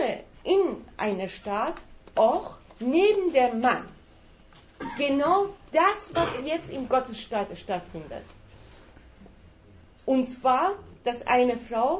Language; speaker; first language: German; non-native, fluent; Persian